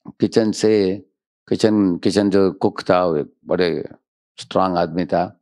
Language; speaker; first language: Hindi; non-native, local second language; Telugu